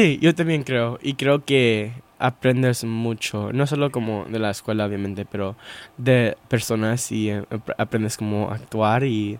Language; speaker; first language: Spanish; early bilingual, heritage; Spanish